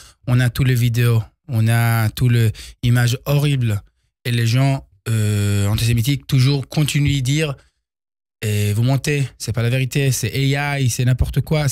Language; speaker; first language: French; early bilingual, heritage; Hebrew